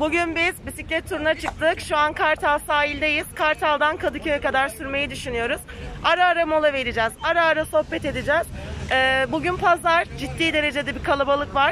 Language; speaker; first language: Turkish; native; Turkish